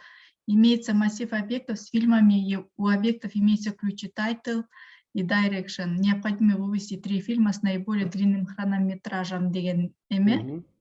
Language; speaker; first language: Russian; non-native, local second language; Kyrgyz